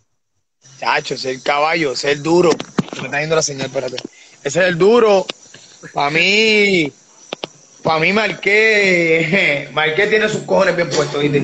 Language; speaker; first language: Spanish; native; Spanish